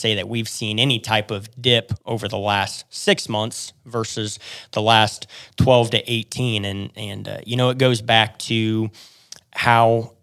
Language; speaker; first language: English; native; English